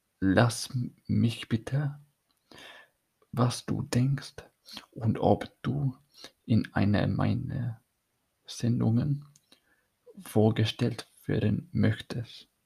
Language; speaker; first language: German; non-native, learner; English